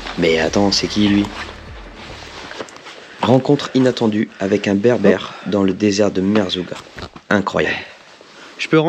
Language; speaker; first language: French; native; French